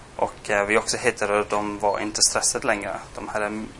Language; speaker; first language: Swedish; non-native, fluent; English